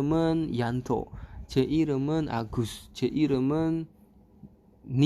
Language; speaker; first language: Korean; non-native, fluent; Indonesian